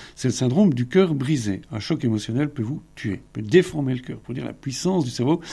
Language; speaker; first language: French; native; French